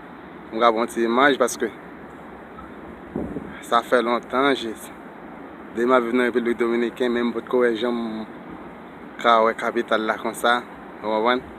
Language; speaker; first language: French; non-native, learner; Haitian Creole